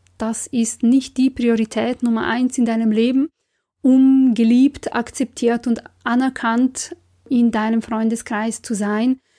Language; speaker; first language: German; non-native, fluent; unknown